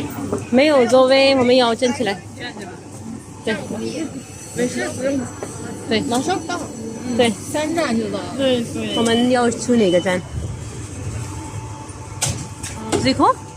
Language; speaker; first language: Chinese; non-native, learner; Urdu